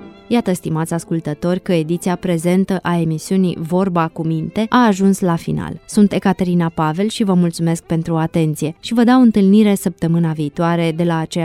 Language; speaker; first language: Romanian; native; Romanian